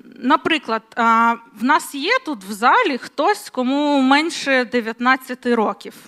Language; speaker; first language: Ukrainian; non-native, local second language; Russian